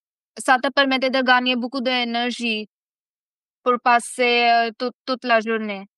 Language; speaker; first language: French; non-native, fluent; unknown